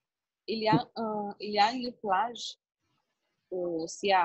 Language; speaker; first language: French; non-native, learner; Portuguese